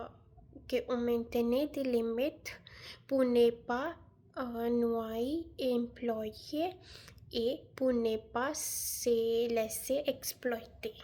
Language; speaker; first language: French; non-native, learner; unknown